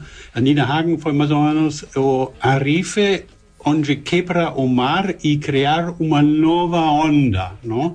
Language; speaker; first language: Portuguese; non-native, learner; German